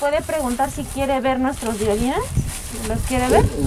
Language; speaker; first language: Spanish; native; Spanish